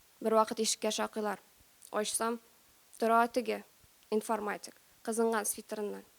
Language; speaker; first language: Tatar; native; Tatar